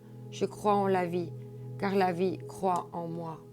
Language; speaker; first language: French; native; French